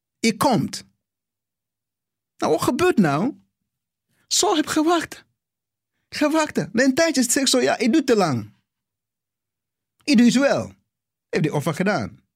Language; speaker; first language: Dutch; non-native, fluent; English